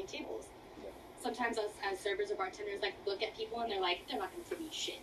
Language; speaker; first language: English; native; English